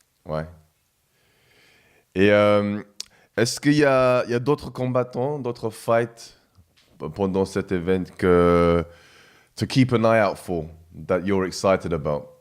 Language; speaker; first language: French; non-native, fluent; English